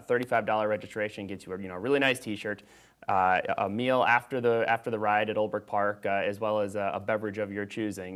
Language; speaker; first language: English; native; English